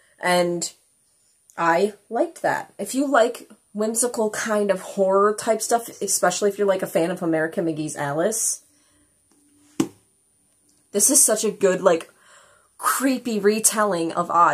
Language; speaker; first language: English; native; English